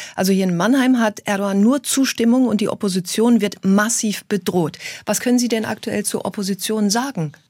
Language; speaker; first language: German; native; German